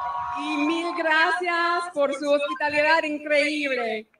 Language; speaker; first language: Spanish; non-native, learner; English